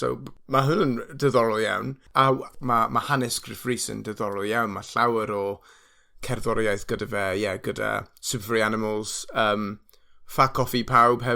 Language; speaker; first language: Welsh; non-native, fluent; English